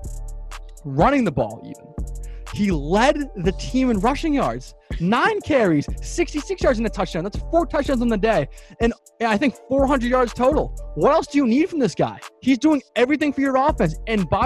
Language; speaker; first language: English; native; English